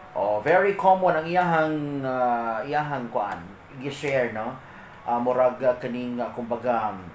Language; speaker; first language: Cebuano; native; Cebuano